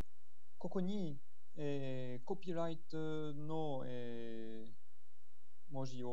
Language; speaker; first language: Japanese; non-native, fluent; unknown